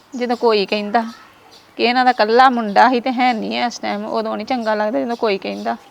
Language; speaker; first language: Punjabi; native; Punjabi